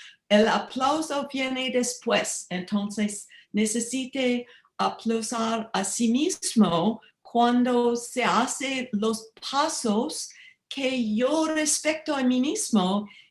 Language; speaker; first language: Spanish; non-native, learner; English